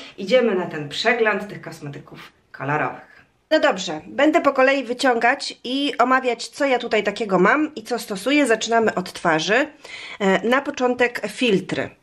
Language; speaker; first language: Polish; native; Polish